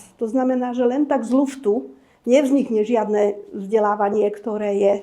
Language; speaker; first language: Slovak; native; Slovak